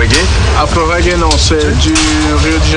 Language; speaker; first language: French; non-native, fluent; Portuguese